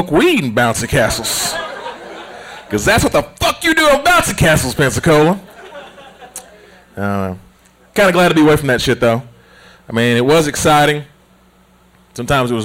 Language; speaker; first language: English; native; English